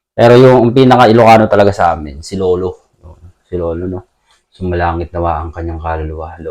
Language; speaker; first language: Filipino; native; Filipino